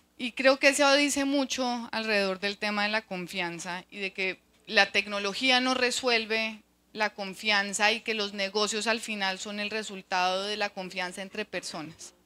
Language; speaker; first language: Spanish; native; Spanish